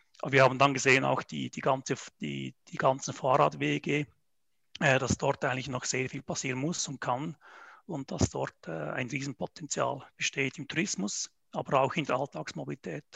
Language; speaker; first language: German; native; German